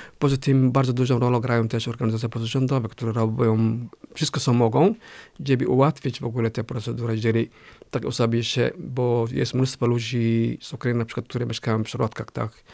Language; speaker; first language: Polish; non-native, fluent; Somali